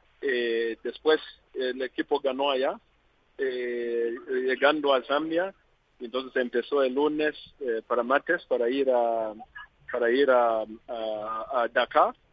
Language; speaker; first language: Spanish; non-native, learner; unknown